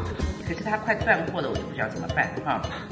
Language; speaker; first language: Chinese; native; Chinese